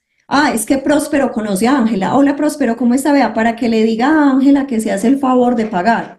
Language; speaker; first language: Spanish; native; Spanish